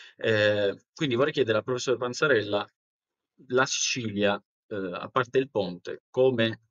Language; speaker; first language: Italian; native; Italian